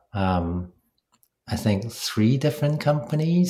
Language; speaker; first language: English; non-native, local second language; Cantonese